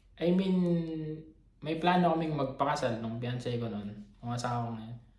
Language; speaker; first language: Filipino; native; Filipino